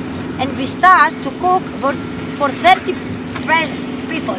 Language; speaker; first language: English; non-native, local second language; Greek